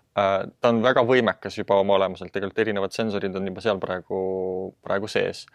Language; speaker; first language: Estonian; non-native, local second language; Russian